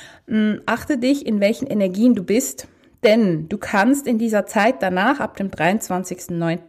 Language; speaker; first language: German; native; German